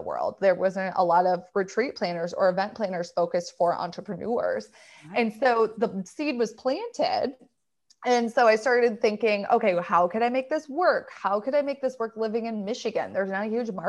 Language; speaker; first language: English; native; English